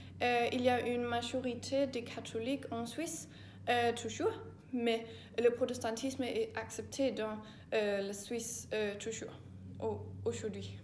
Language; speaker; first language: French; non-native, learner; Danish